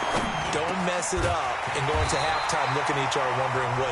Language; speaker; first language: English; native; English